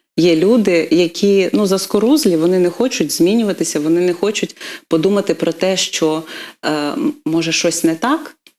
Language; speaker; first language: Ukrainian; non-native, local second language; Russian